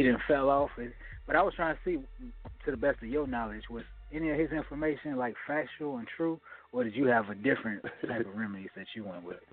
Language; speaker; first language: English; native; English